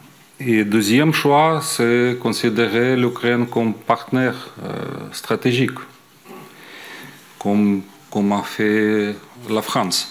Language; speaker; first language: French; non-native, fluent; Ukrainian